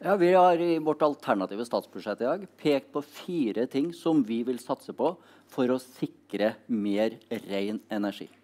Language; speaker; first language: Norwegian; native; Norwegian